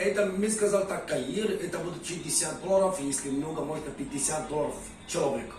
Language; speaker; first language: Russian; non-native, learner; Arabic